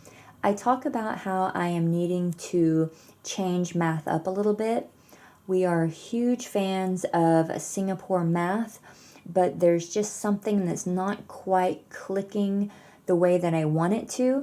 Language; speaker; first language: English; native; English